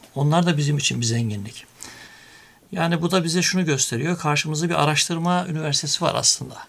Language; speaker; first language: Turkish; native; Turkish